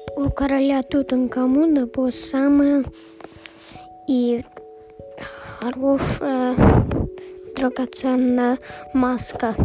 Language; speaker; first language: Russian; early bilingual, heritage; Russian